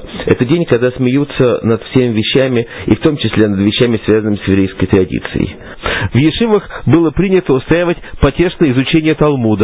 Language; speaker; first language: Russian; native; Russian